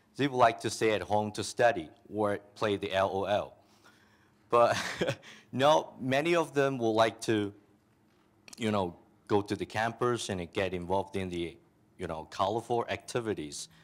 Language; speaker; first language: English; non-native, fluent; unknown